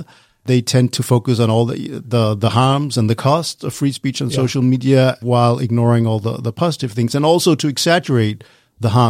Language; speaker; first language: English; non-native, fluent; Danish